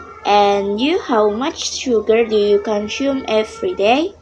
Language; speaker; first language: English; non-native, learner; Indonesian